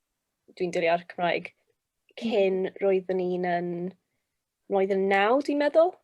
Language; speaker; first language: Welsh; non-native, local second language; English